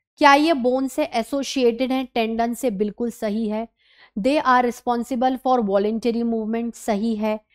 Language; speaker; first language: Hindi; native; Hindi